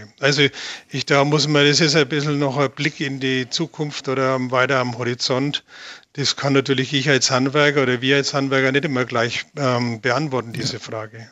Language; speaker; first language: German; native; German